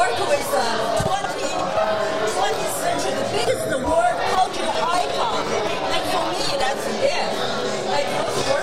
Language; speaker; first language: English; non-native, learner; Chinese